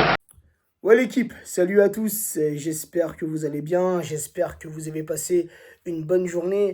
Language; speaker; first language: French; native; French